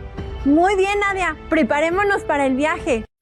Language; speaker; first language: Spanish; native; Spanish